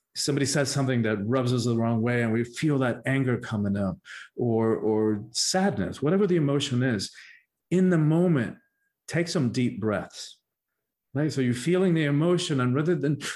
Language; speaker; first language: English; early bilingual, other home language; Spanish